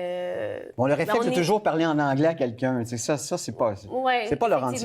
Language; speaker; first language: French; native; French